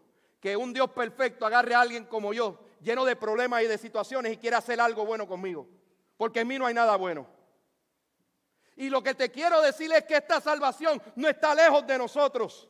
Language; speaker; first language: Spanish; native; Spanish